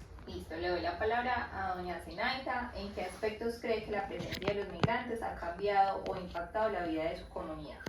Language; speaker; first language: Spanish; native; Spanish